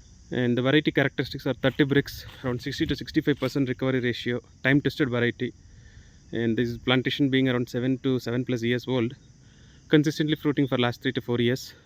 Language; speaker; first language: English; non-native, local second language; Tamil